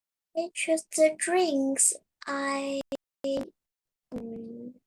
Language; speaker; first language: English; non-native, learner; Chinese